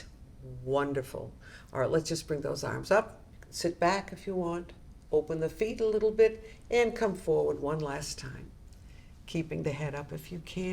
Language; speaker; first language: English; native; English